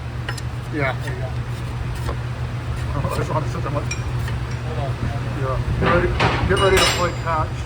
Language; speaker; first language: English; native; English